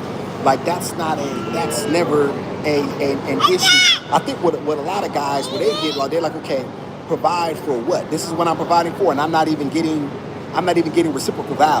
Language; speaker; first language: English; native; English